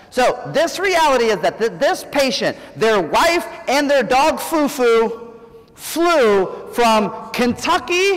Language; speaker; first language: English; native; English